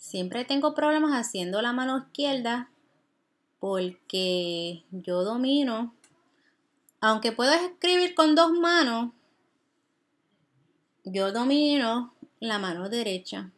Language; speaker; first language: Spanish; early bilingual, heritage; Spanish